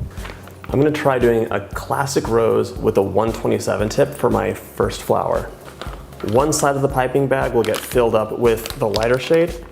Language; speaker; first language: English; native; English